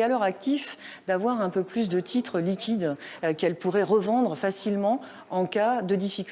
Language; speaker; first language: French; native; French